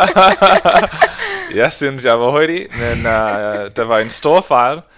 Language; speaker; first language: Danish; non-native, learner; English